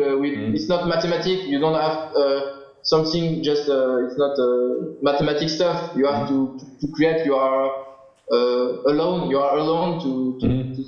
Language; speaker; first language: English; non-native, learner; French